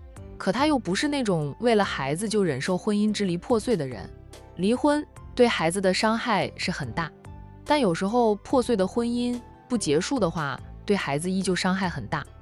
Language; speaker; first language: Chinese; native; Chinese